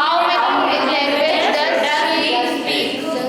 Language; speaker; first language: English; non-native, learner; Hindi